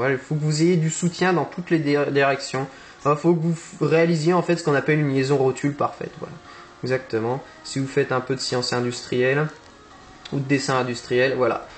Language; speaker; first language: French; native; French